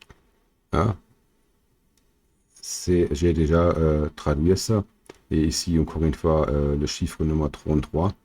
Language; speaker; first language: French; non-native, fluent; German